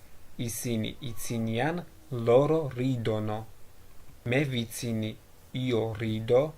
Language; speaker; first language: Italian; non-native, fluent; Georgian